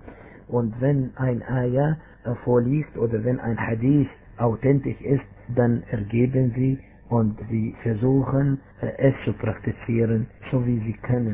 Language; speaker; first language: German; non-native, fluent; Arabic